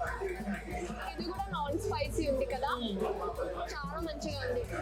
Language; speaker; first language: Telugu; non-native, learner; Hindi